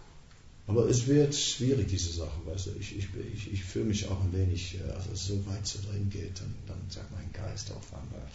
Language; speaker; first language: German; non-native, fluent; Dutch